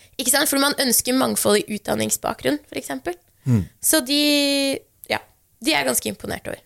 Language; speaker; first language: Norwegian; early bilingual, other home language; Persian